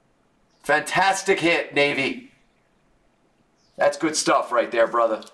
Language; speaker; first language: English; native; English